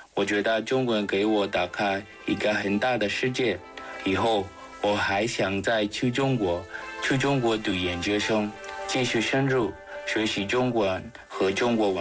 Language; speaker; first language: Chinese; non-native, fluent; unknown